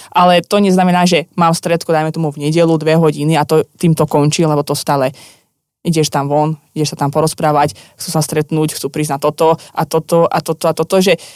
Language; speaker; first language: Slovak; non-native, fluent; Azerbaijani